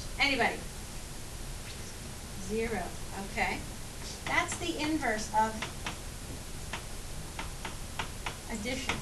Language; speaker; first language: English; native; English